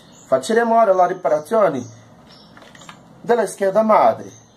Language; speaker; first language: Italian; non-native, learner; Portuguese